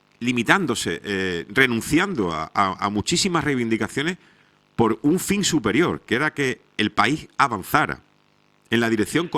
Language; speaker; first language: Spanish; native; Spanish